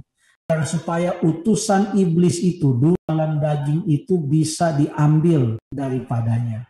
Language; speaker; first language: Indonesian; native; Indonesian